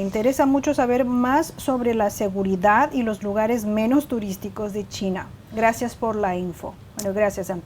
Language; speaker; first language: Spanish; non-native, fluent; Chinese